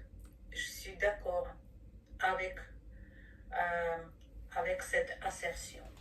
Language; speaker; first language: French; non-native, fluent; Ukrainian